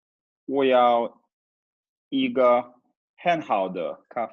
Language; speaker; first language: Chinese; non-native, learner; Swedish